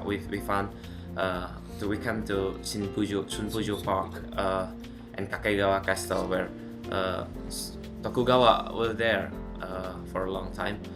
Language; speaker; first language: English; non-native, local second language; Indonesian